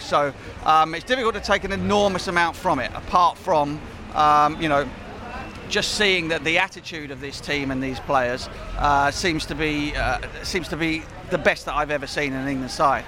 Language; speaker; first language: English; native; English